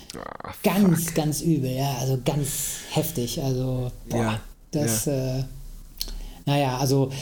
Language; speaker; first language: German; native; German